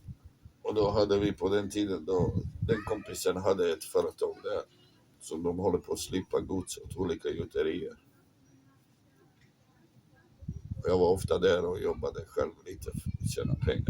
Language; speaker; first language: Swedish; non-native, fluent; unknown